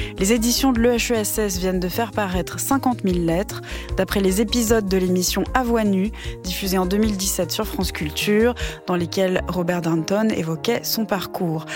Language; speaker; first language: French; native; French